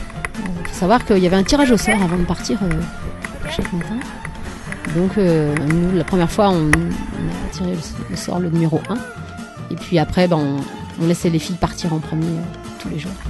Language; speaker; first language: French; native; French